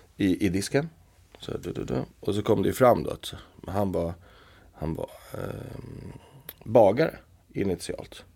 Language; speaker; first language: Swedish; native; Swedish